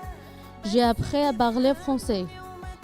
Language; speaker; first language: French; non-native, learner; Arabic